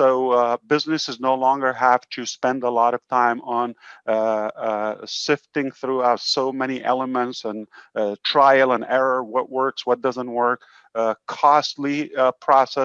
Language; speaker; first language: English; non-native, fluent; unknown